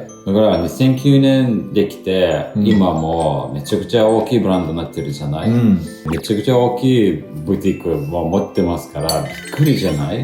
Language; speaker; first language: Japanese; non-native, fluent; Lithuanian